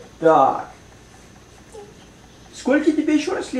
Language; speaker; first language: Russian; native; Russian